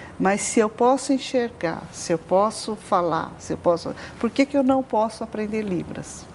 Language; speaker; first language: Portuguese; non-native, local second language; Japanese